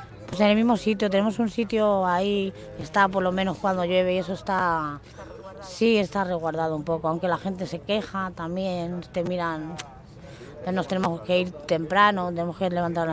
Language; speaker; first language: Spanish; native; Spanish